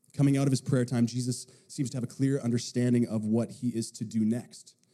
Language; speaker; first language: English; native; English